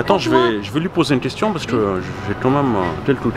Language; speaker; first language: French; native; French